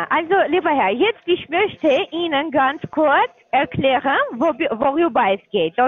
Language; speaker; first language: German; non-native, learner; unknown